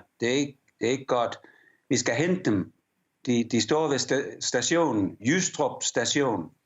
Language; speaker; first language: Danish; early bilingual, heritage; English